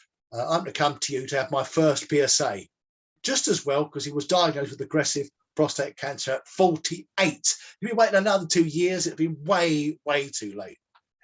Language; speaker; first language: English; native; English